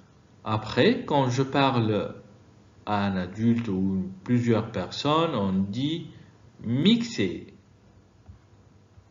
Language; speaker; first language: French; non-native, fluent; Arabic